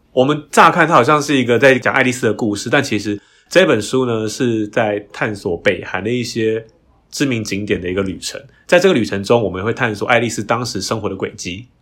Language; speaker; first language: Chinese; native; Chinese